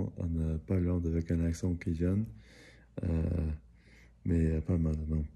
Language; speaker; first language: French; early bilingual, heritage; English